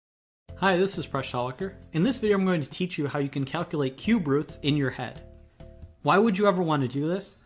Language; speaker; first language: English; native; English